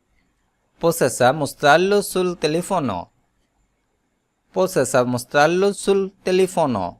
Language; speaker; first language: Italian; non-native, learner; Bangla